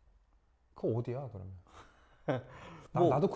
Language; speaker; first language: Korean; early bilingual, other home language; English